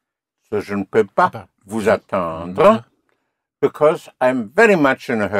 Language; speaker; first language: French; non-native, fluent; English